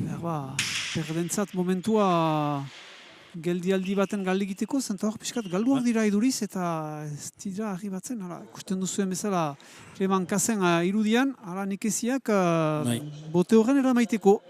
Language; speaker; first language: Basque; native; Basque